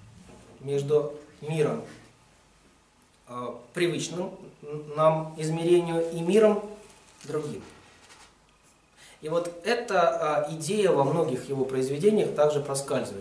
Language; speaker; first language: Russian; native; Russian